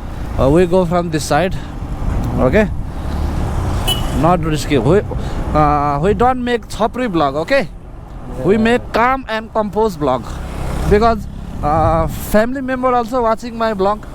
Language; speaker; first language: English; non-native, learner; Nepali